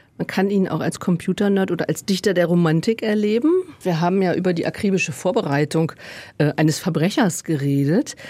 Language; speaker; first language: German; native; German